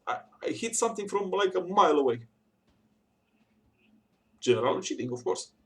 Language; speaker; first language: English; non-native, fluent; Romanian